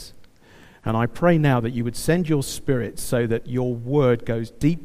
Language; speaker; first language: English; native; English